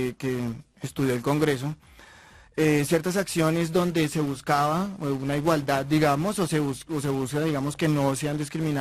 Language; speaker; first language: Spanish; native; Spanish